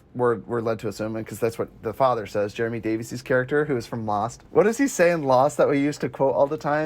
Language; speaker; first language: English; native; English